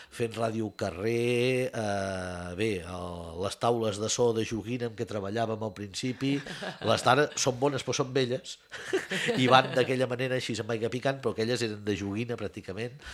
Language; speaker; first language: Catalan; native; Catalan